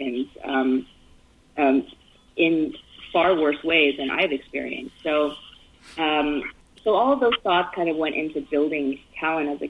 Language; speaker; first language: English; early bilingual, other home language; Chinese